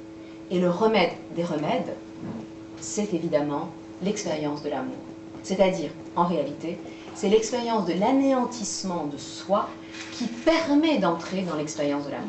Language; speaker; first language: French; native; French